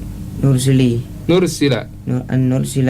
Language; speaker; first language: Arabic; non-native, learner; Indonesian